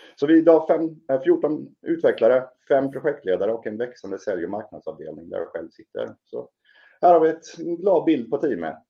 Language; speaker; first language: Swedish; native; Swedish